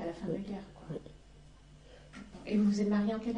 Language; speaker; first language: French; native; French